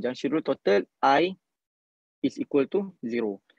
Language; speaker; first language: English; non-native, local second language; Malay